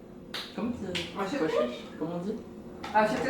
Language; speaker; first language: French; non-native, learner; Portuguese